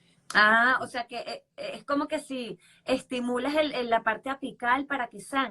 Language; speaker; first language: Spanish; native; Spanish